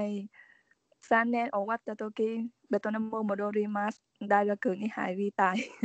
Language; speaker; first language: Japanese; non-native, learner; Vietnamese